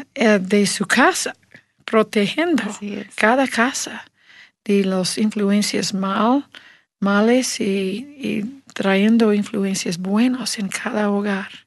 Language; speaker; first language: Spanish; non-native, learner; English